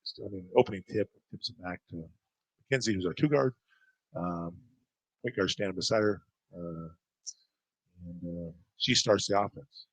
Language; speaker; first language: English; native; English